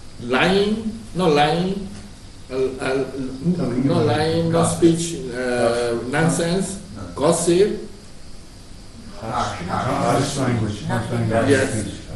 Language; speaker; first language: English; non-native, learner; Burmese